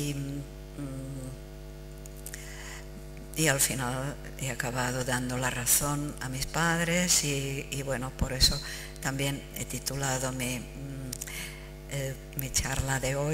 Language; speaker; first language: Spanish; non-native, fluent; Czech